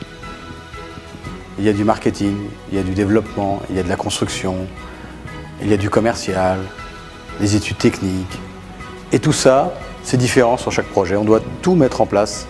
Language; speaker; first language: French; early bilingual, other home language; Arabic